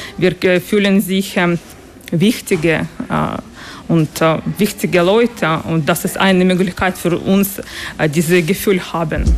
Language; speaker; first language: German; non-native, learner; Ukrainian